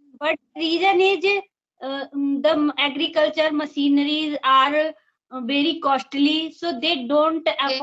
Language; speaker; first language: English; non-native, learner; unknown